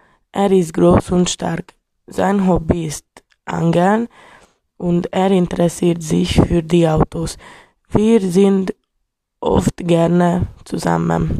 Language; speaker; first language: German; non-native, learner; Hungarian